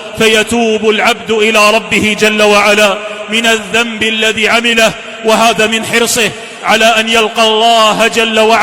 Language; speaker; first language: Arabic; native; Arabic